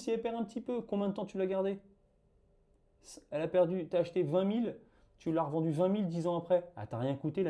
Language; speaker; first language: French; native; French